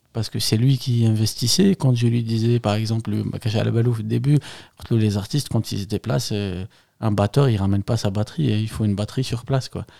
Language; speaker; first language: French; non-native, local second language; Arabic